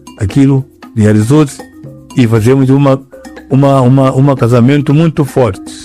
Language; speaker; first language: Portuguese; non-native, local second language; Yao